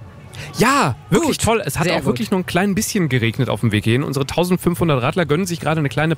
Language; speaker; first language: German; native; German